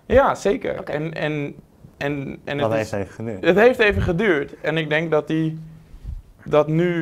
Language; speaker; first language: Dutch; native; Dutch